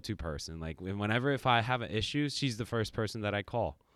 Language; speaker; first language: English; early bilingual, other home language; Japanese